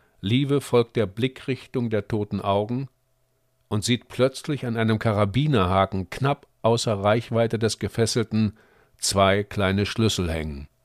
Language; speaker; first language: German; native; German